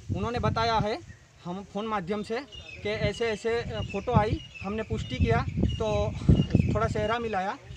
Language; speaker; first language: Hindi; non-native, local second language; Gujarati